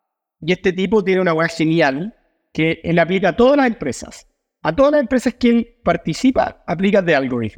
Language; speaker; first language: Spanish; native; Spanish